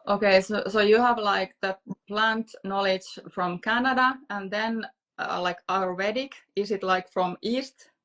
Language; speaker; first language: English; non-native, fluent; Finnish